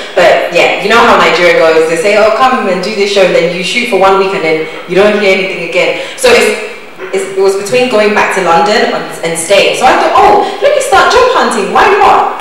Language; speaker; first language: English; native; English